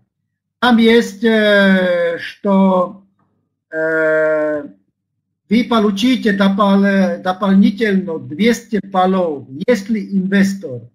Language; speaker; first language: Russian; non-native, learner; Slovak